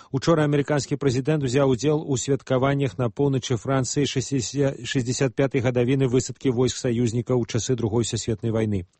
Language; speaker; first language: Belarusian; native; Belarusian